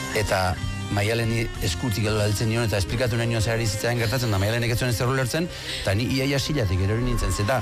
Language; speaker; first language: Basque; native; Basque